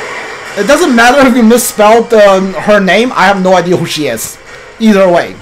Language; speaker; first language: English; native; English